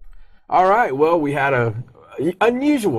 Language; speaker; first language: English; native; English